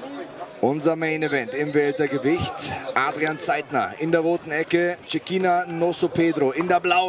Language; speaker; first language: German; native; German